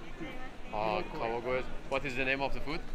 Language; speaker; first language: English; non-native, fluent; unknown